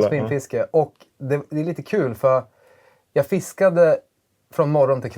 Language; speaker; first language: Swedish; native; Swedish